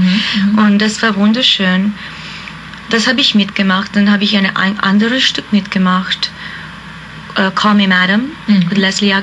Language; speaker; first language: German; non-native, fluent; Hungarian